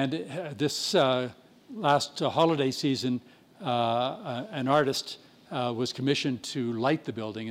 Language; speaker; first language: English; native; English